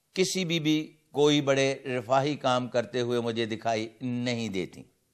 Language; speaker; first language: Urdu; non-native, local second language; Punjabi